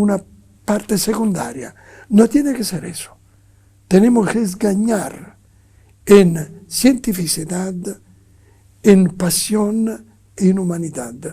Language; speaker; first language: Spanish; non-native, fluent; Italian